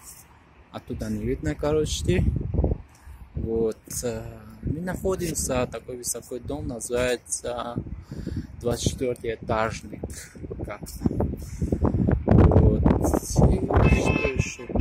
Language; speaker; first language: Russian; non-native, fluent; Tajik